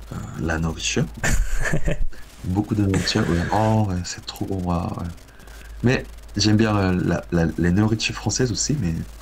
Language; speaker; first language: French; non-native, learner; Korean